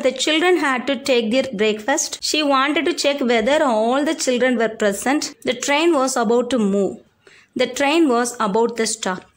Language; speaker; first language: English; non-native, local second language; Tamil